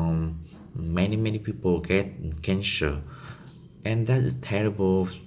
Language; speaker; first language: English; non-native, learner; Vietnamese